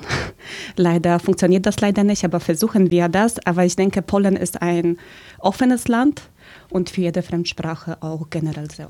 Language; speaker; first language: German; early bilingual, other home language; Polish